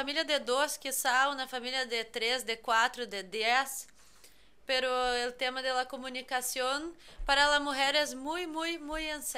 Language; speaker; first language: Spanish; non-native, fluent; Portuguese